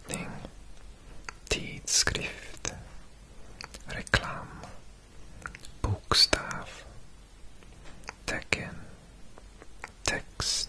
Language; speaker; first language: Swedish; non-native, learner; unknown